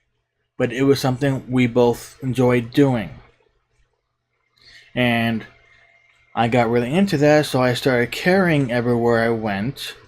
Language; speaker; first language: English; native; English